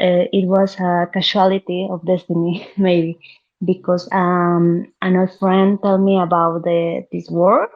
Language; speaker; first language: English; non-native, learner; Spanish